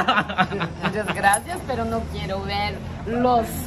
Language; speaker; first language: Spanish; non-native, learner; Turkish